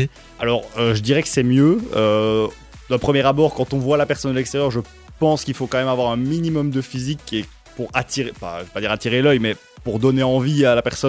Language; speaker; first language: French; native; French